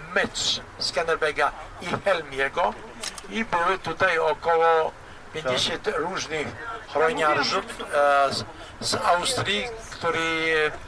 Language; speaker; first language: Polish; non-native, learner; Albanian